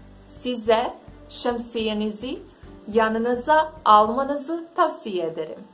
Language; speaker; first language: Turkish; non-native, fluent; Bosnian